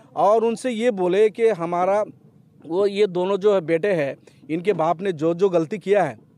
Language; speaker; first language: Hindi; non-native, local second language; Bangla